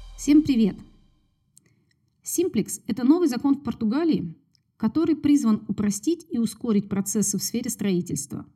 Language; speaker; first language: Russian; native; Russian